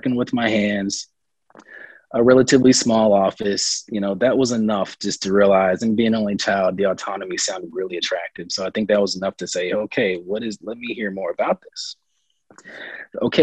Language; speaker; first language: English; native; English